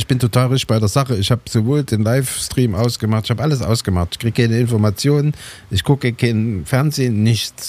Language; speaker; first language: German; native; German